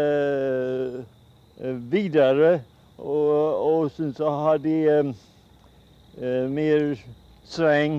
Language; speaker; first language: Swedish; early bilingual, heritage; Swedish